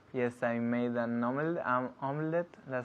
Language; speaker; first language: English; non-native, learner; Spanish